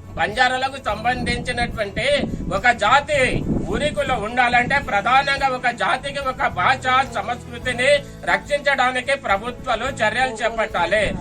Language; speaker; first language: Telugu; non-native, local second language; Lambadi